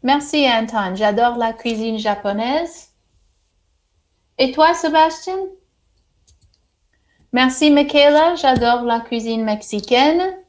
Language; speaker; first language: French; non-native, fluent; English